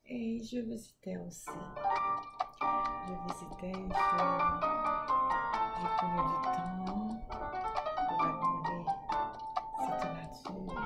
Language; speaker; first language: French; non-native, local second language; Haitian Creole